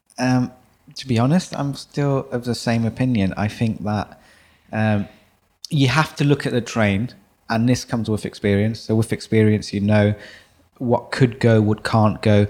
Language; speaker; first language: English; early bilingual, other home language; German